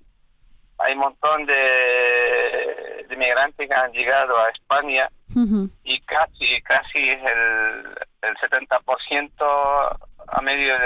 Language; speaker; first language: Spanish; non-native, fluent; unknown